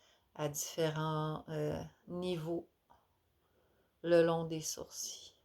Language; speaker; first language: French; native; French